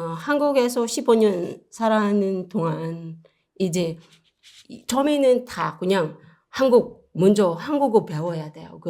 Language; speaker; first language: Korean; non-native, learner; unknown